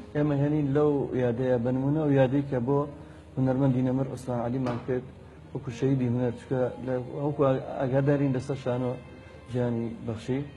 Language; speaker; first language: Central Kurdish; native; Central Kurdish